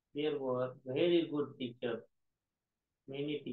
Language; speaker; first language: English; non-native, local second language; Marathi